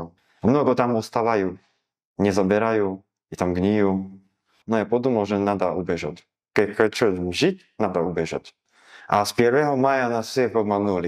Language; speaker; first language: Russian; non-native, learner; Slovak